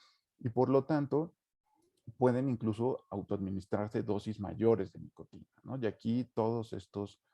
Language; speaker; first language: Spanish; native; Spanish